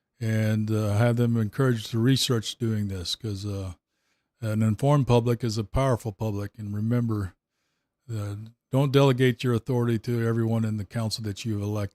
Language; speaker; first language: English; native; English